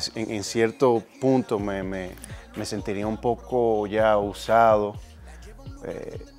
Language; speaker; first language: Spanish; early bilingual, heritage; Spanish